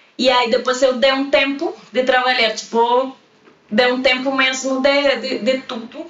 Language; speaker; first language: Portuguese; non-native, fluent; Spanish